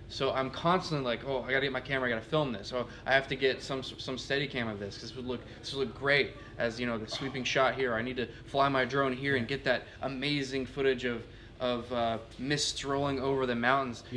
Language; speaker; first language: English; native; English